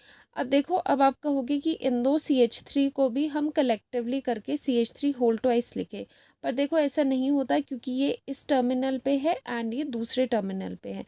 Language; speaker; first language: Hindi; native; Hindi